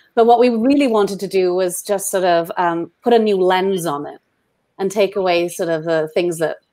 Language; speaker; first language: English; native; English